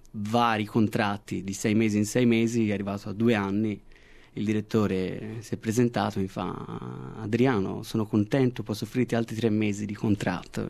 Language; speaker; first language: Italian; native; Italian